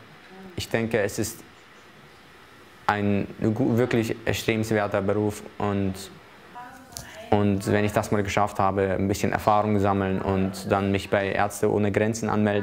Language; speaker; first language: German; early bilingual, other home language; Chechen